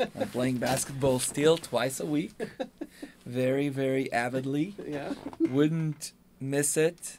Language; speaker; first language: English; non-native, fluent; Hebrew